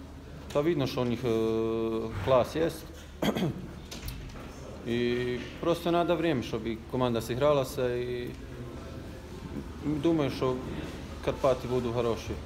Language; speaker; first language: Ukrainian; non-native, learner; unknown